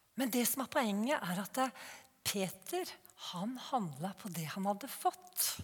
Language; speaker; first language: Norwegian; native; Norwegian